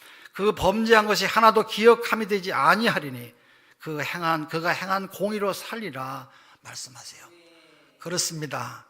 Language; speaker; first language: Korean; native; Korean